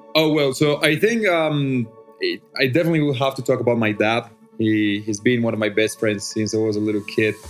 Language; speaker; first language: English; non-native, fluent; Spanish